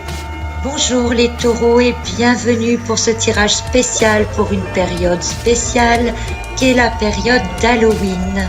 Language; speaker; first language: French; native; French